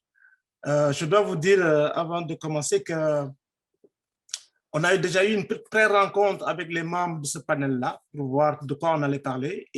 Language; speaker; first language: French; non-native, local second language; Fula